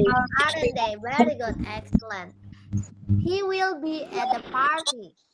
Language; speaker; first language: English; non-native, fluent; Indonesian